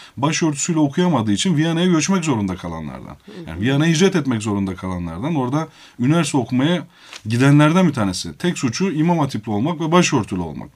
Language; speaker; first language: Turkish; non-native, local second language; Kurdish